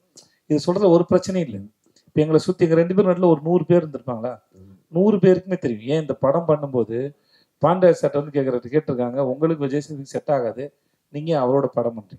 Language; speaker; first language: Tamil; native; Tamil